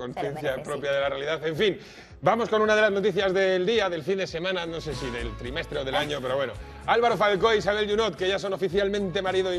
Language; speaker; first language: Spanish; native; Spanish